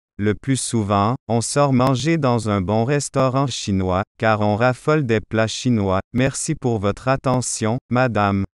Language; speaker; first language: French; non-native, fluent; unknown